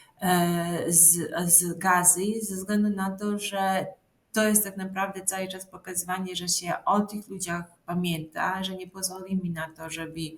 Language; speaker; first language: Polish; non-native, fluent; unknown